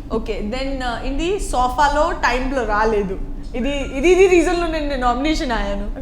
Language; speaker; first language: Telugu; non-native, learner; Gujarati